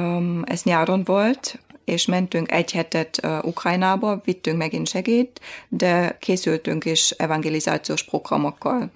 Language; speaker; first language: Hungarian; non-native, fluent; German